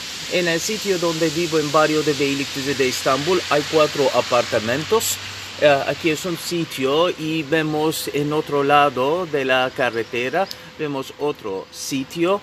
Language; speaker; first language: Spanish; non-native, fluent; Turkish